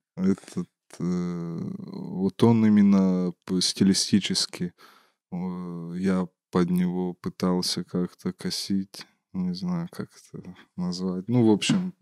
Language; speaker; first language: Russian; native; Russian